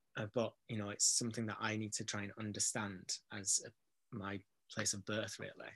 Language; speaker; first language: English; native; English